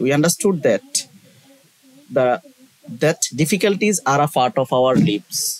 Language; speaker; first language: English; non-native, local second language; Bangla